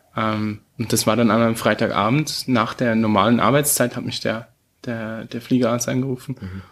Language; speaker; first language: German; early bilingual, heritage; German